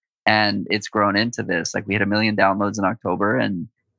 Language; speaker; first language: English; native; English